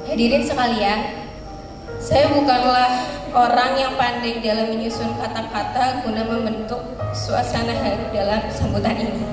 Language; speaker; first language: Indonesian; native; Indonesian